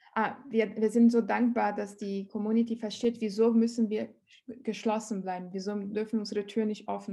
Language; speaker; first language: German; non-native, learner; Portuguese